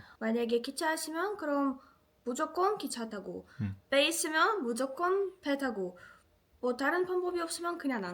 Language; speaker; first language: Korean; non-native, fluent; Russian